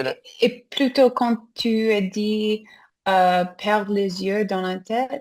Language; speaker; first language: French; non-native, learner; English